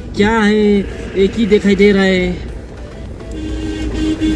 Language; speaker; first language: Hindi; non-native, local second language; Nepali